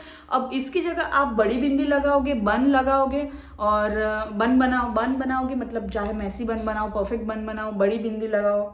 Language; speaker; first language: Hindi; native; Hindi